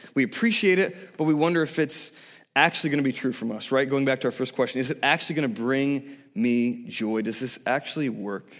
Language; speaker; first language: English; native; English